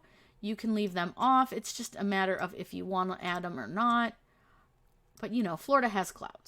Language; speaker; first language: English; native; English